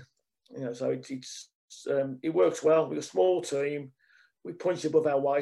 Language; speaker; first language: English; native; English